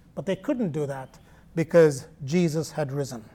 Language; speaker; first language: English; non-native, local second language; Malayalam